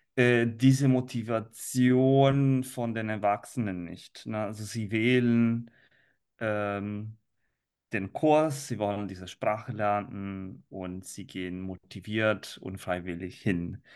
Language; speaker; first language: German; non-native, fluent; Italian